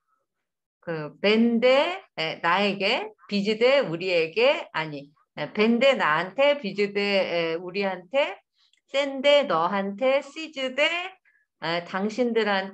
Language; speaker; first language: Korean; native; Korean